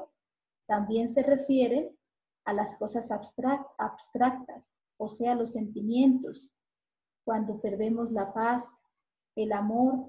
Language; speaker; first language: Spanish; native; Spanish